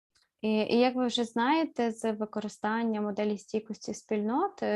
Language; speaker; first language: Ukrainian; native; Ukrainian